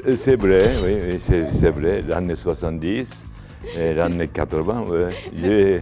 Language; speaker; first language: French; non-native, fluent; Japanese